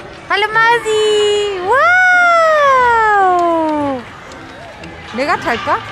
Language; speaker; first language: Korean; non-native, learner; German